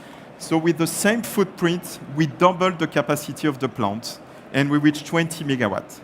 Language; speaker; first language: English; non-native, fluent; French